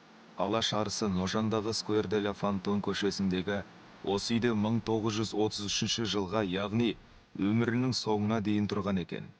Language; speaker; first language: Kazakh; native; Kazakh